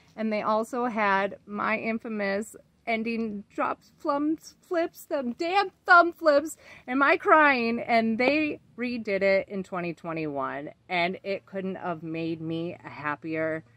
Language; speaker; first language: English; native; English